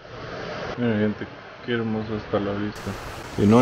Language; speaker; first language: Spanish; non-native, fluent; Russian